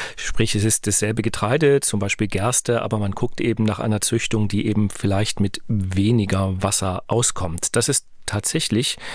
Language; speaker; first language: German; native; German